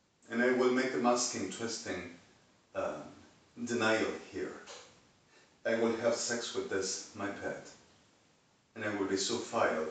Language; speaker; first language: English; non-native, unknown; Spanish